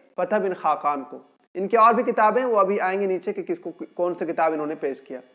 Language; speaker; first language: Urdu; native; Urdu